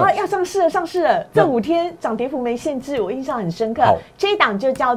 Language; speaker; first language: Chinese; native; Chinese